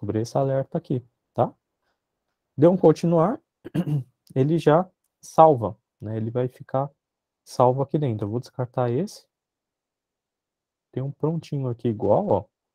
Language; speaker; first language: Portuguese; native; Portuguese